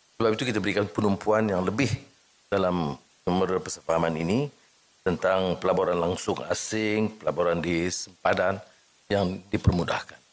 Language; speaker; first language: Malay; native; Malay